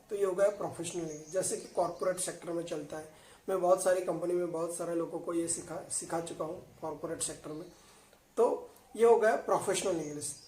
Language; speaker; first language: Hindi; non-native, local second language; Gujarati